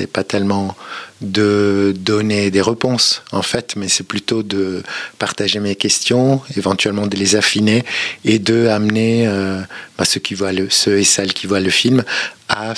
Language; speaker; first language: French; native; French